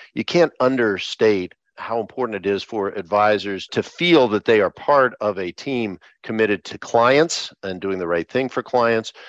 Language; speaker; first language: English; native; English